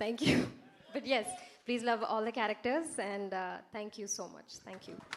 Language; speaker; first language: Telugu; non-native, learner; Malayalam